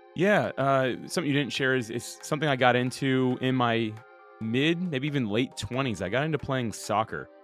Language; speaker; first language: English; early bilingual, other home language; Italian